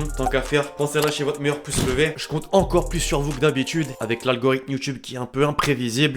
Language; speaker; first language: French; native; French